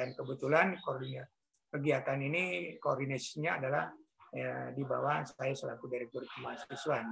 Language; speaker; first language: Indonesian; native; Indonesian